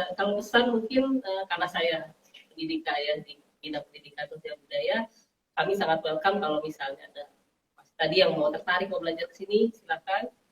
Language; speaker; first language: Indonesian; native; Indonesian